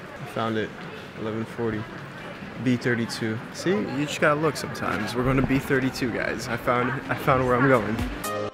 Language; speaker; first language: English; early bilingual, other home language; Turkish